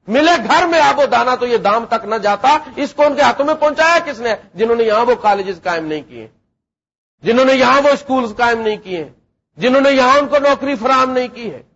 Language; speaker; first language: Urdu; non-native, local second language; Punjabi